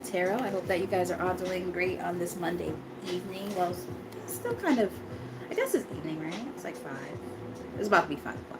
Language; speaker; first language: English; native; English